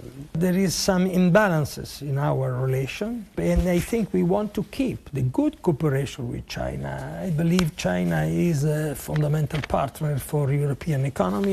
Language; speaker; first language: English; non-native, fluent; Italian